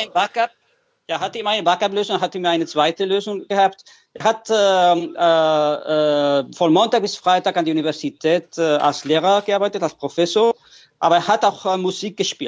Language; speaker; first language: German; non-native, fluent; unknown